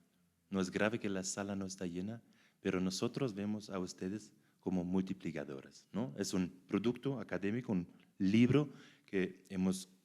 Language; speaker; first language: Spanish; non-native, fluent; German